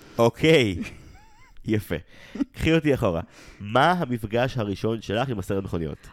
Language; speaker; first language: Hebrew; native; Hebrew